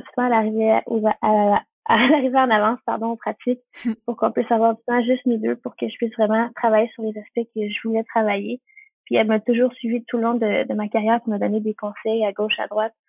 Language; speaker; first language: French; native; French